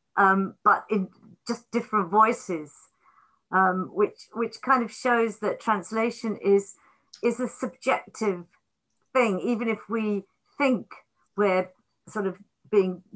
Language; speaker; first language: English; native; English